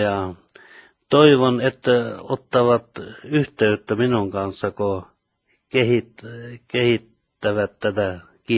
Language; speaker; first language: Finnish; early bilingual, heritage; Finnish